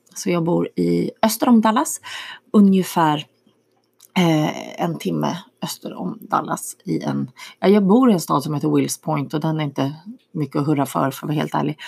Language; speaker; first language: Swedish; early bilingual, other home language; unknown